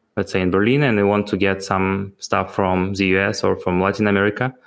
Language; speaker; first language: English; non-native, fluent; Ukrainian